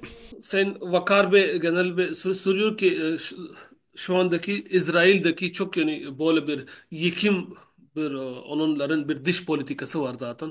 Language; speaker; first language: Turkish; non-native, learner; Urdu